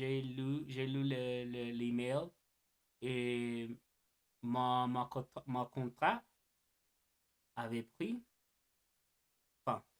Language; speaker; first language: French; non-native, learner; English